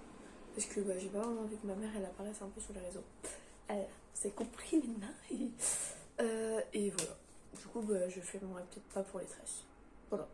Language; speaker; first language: French; native; French